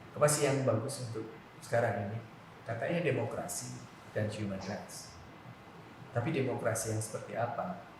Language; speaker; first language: Indonesian; non-native, local second language; Javanese